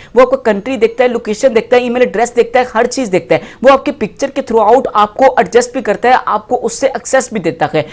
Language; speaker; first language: Urdu; non-native, local second language; Punjabi